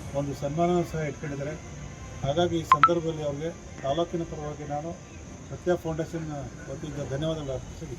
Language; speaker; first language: Kannada; native; Kannada